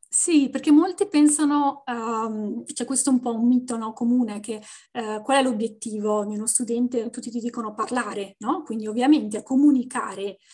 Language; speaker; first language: Italian; native; Italian